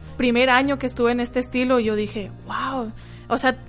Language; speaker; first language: Spanish; early bilingual, heritage; Spanish